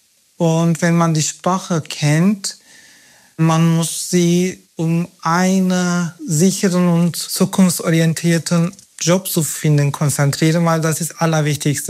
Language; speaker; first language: German; non-native, fluent; Turkish